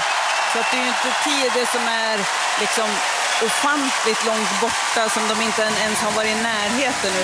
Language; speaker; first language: Swedish; native; Swedish